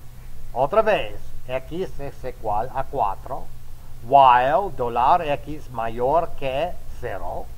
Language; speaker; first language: Spanish; non-native, fluent; English